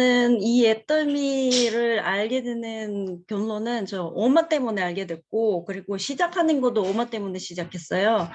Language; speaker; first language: Korean; non-native, fluent; Russian